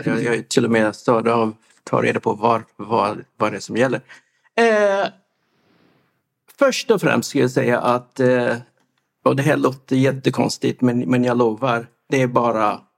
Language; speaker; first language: Swedish; non-native, fluent; English